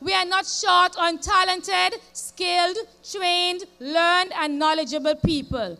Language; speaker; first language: English; native; English